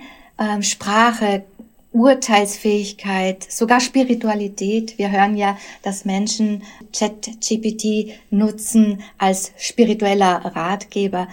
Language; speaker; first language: German; native; German